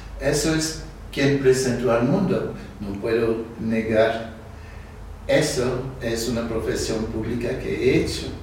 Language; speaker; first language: Spanish; non-native, fluent; English